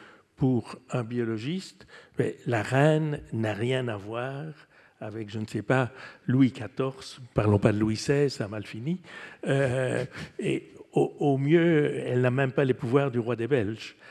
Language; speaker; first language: French; native; French